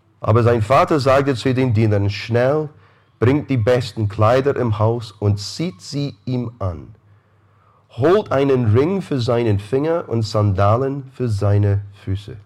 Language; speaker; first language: German; non-native, fluent; English